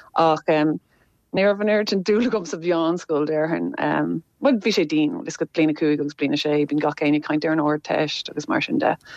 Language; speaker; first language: Irish; native; Irish